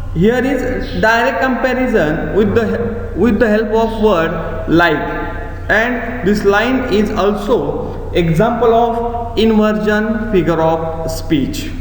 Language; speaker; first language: English; non-native, local second language; Marathi